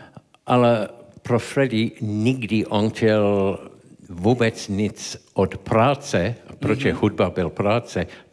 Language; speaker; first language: Czech; non-native, learner; English